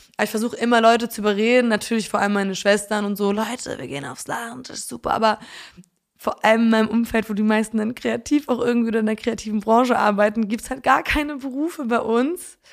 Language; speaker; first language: German; early bilingual, other home language; Polish